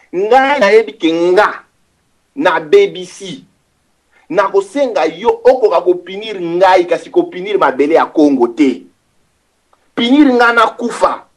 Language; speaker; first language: Lingala; non-native, local second language; Kongo